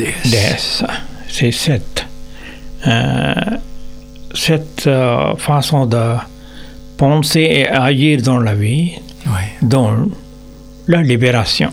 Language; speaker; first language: French; non-native, learner; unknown